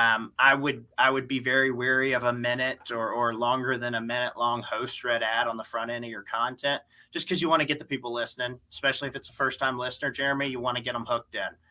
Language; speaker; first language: English; native; English